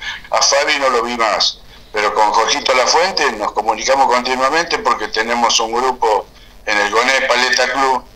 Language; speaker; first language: Spanish; native; Spanish